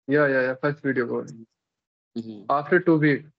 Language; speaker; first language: English; non-native, local second language; Hindi